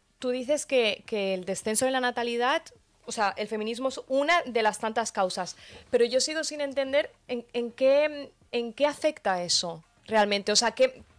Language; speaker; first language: Spanish; early bilingual, other home language; Arabic